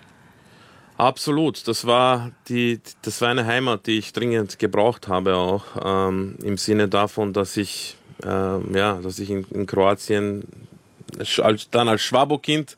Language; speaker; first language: German; early bilingual, other home language; Croatian